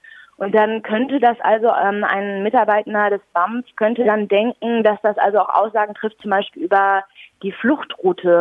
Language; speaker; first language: German; native; German